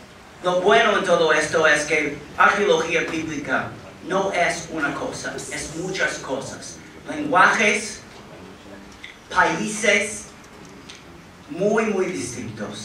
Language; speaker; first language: Spanish; non-native, fluent; English